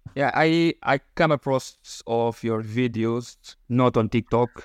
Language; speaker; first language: English; non-native, learner; Portuguese